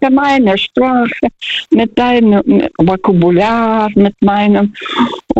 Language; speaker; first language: German; non-native, fluent; Russian